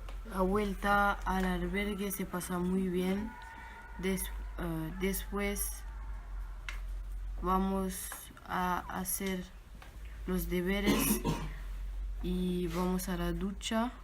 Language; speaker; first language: Spanish; non-native, learner; French